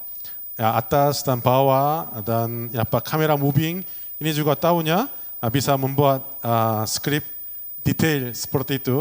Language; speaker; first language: Indonesian; non-native, learner; Korean